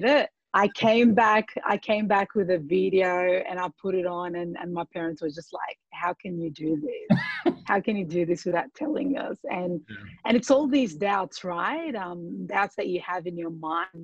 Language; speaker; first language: English; early bilingual, other home language; Arabic